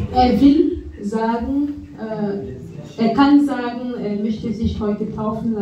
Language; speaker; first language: German; non-native, fluent; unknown